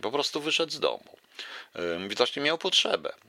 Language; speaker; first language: Polish; native; Polish